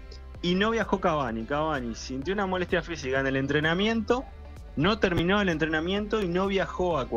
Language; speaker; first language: Spanish; native; Spanish